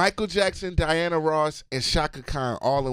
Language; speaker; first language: English; native; English